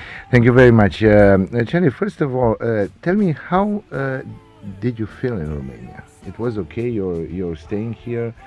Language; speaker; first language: English; non-native, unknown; Romanian